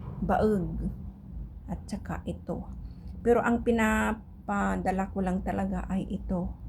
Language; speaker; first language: Filipino; non-native, local second language; Iloko